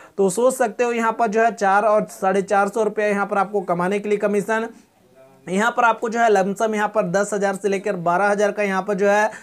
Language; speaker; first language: Hindi; native; Hindi